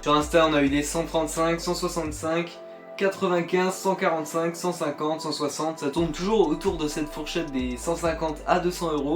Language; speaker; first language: French; native; French